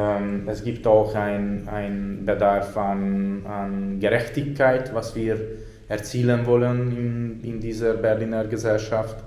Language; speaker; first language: German; non-native, fluent; Hungarian